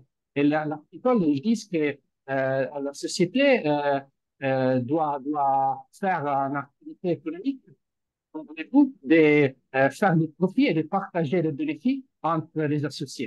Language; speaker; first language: French; non-native, fluent; Italian